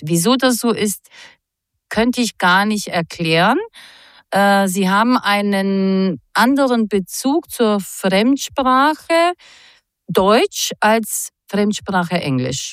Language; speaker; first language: German; non-native, fluent; Croatian